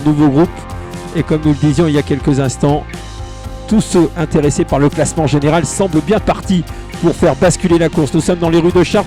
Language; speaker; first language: French; native; French